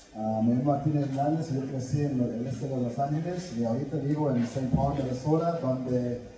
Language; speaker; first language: Spanish; early bilingual, heritage; Spanish